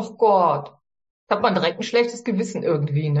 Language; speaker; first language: German; native; German